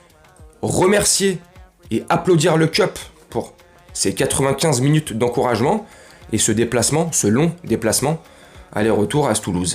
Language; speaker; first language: French; native; French